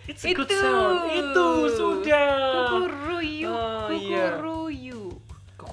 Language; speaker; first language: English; non-native, learner; Indonesian